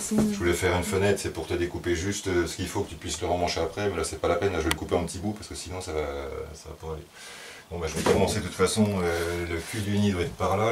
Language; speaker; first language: French; native; French